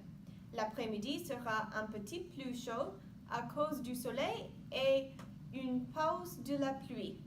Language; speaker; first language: French; non-native, learner; English